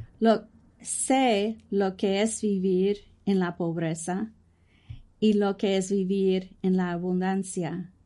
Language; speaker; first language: Spanish; early bilingual, heritage; English